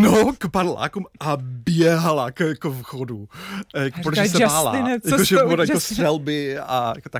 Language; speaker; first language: Czech; non-native, fluent; English